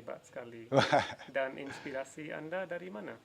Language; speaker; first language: Indonesian; non-native, fluent; English